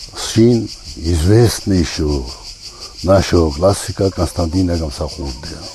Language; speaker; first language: Russian; non-native, local second language; Georgian